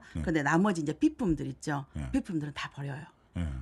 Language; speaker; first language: Korean; native; Korean